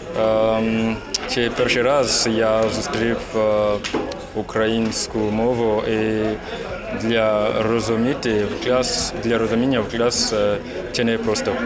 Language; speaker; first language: Ukrainian; non-native, learner; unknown